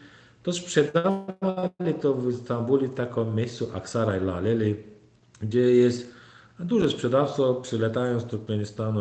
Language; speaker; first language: Polish; non-native, fluent; Turkmen